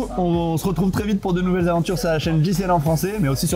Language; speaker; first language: French; native; French